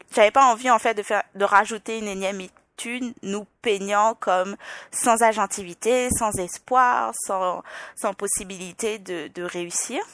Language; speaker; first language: French; native; French